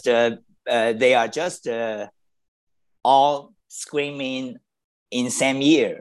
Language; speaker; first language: English; non-native, learner; Chinese